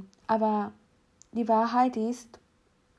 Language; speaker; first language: German; non-native, learner; Spanish